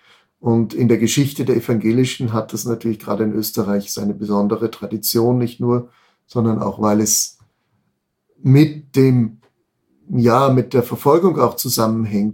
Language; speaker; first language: German; native; German